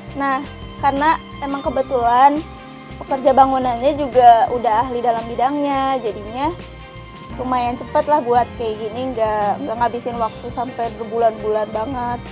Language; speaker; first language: Indonesian; native; Indonesian